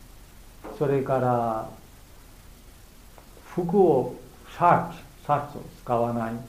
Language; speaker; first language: Japanese; non-native, learner; Bangla